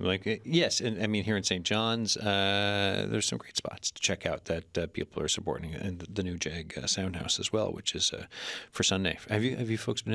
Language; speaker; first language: English; native; English